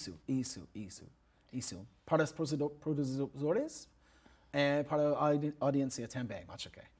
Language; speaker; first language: Portuguese; non-native, learner; English